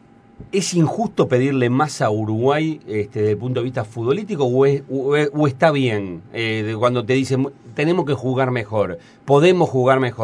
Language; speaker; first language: Spanish; native; Spanish